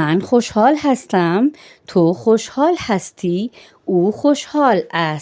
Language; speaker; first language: Persian; non-native, fluent; Urdu